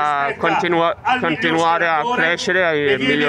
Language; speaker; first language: Italian; non-native, fluent; Danish